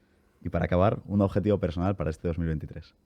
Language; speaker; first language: Spanish; native; Spanish